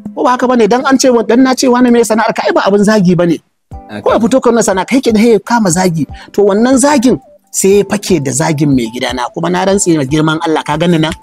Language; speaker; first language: Hausa; native; Hausa